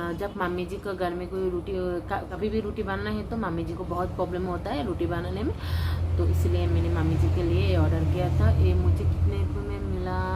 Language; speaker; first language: Hindi; non-native, local second language; Kok Borok